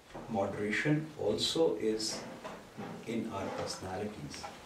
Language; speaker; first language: English; non-native, local second language; Urdu